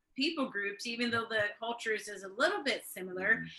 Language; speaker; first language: English; early bilingual, other home language; Swedish